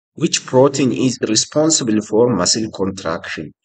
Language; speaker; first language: English; non-native, local second language; Amharic